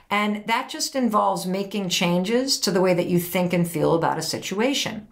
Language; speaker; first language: English; native; English